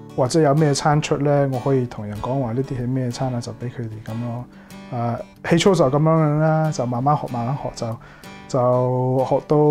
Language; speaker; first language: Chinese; early bilingual, heritage; Cantonese